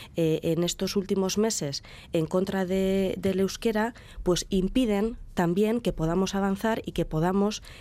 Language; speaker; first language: Spanish; non-native, local second language; Basque